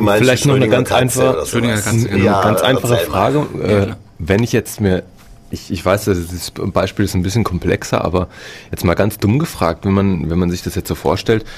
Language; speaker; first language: German; native; German